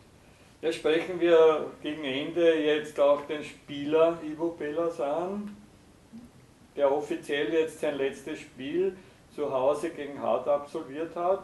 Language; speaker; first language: German; native; German